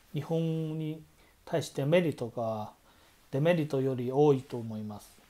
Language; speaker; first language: Japanese; non-native, fluent; Chinese